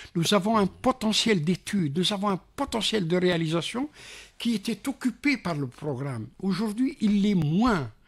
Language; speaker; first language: French; non-native, local second language; Arabic